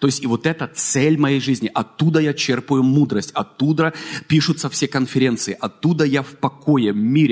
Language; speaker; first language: Russian; native; Russian